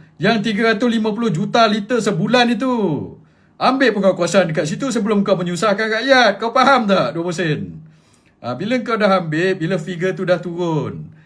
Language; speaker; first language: Malay; native; Malay